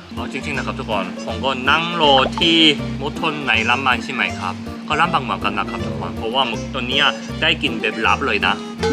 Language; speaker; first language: Thai; non-native, fluent; Korean